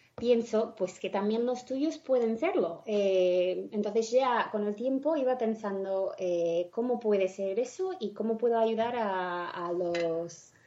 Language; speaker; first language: Spanish; non-native, fluent; English